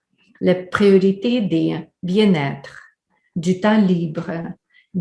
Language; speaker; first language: French; non-native, fluent; Ukrainian